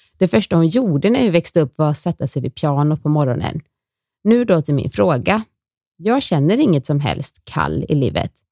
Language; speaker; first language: Swedish; native; Swedish